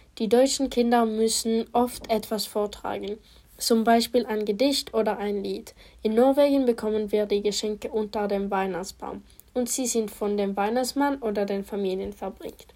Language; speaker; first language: German; non-native, learner; Polish